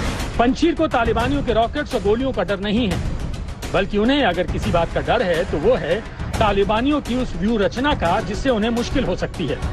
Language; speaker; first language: Hindi; native; Hindi